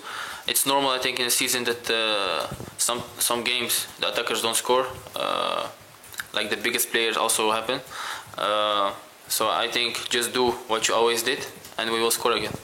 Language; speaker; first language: English; non-native, fluent; Dutch